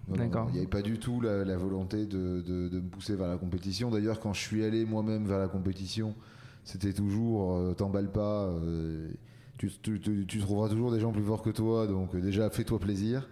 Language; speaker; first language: French; native; French